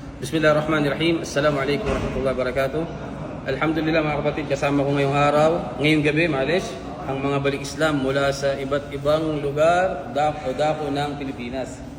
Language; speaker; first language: Filipino; non-native, local second language; Maranao